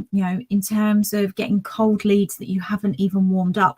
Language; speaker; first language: English; native; English